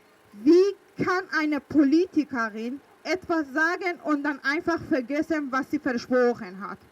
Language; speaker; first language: German; early bilingual, other home language; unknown